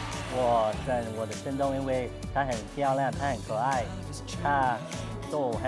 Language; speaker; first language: Chinese; non-native, learner; English